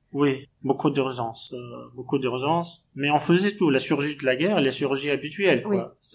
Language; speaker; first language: French; non-native, local second language; Arabic